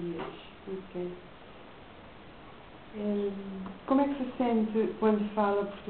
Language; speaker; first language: Portuguese; non-native, local second language; Kabuverdianu